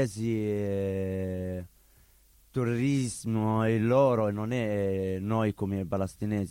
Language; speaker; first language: Italian; non-native, learner; Arabic